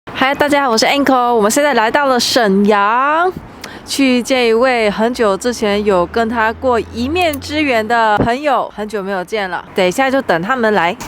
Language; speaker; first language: Chinese; early bilingual, heritage; Chinese